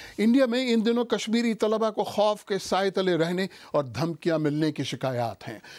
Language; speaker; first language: Urdu; native; Urdu